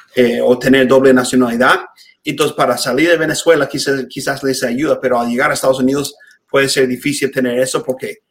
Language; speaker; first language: Spanish; non-native, fluent; English